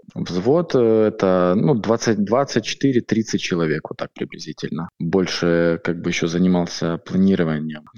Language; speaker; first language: Russian; native; Russian